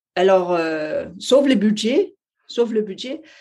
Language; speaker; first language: French; non-native, fluent; Danish